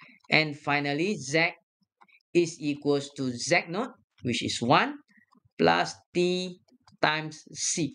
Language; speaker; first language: English; non-native, local second language; Malay